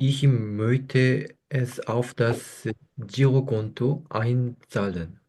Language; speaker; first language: German; non-native, learner; Korean